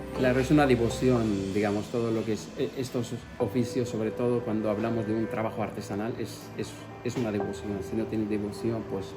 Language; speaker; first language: Spanish; non-native, fluent; Arabic